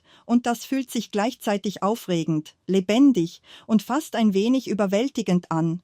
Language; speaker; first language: German; native; German